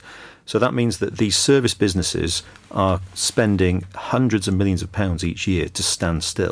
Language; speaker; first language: English; native; English